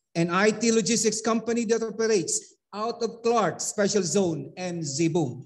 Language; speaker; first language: English; non-native, local second language; Filipino